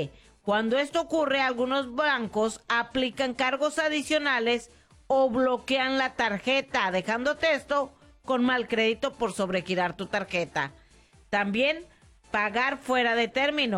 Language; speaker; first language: Spanish; native; Spanish